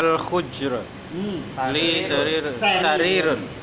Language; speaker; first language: Arabic; non-native, learner; Indonesian